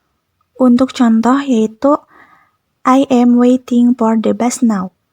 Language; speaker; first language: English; non-native, learner; Indonesian